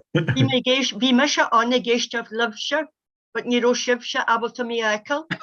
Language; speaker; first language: Irish; non-native, local second language; English